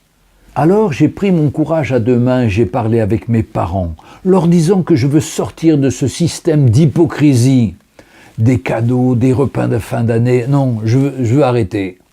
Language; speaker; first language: French; native; French